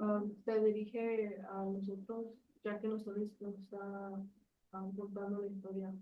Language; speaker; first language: Spanish; non-native, learner; English